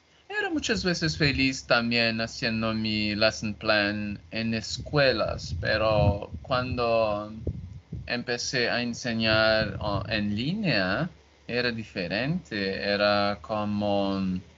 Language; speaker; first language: Spanish; non-native, learner; Portuguese